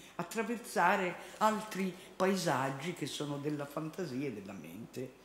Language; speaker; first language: Italian; native; Italian